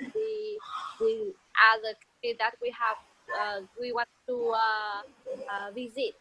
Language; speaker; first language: English; non-native, learner; Vietnamese